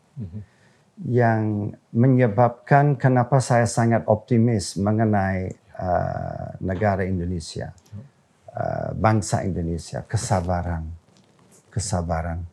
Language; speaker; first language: Indonesian; non-native, fluent; English